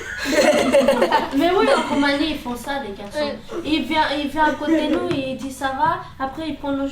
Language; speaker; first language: French; early bilingual, other home language; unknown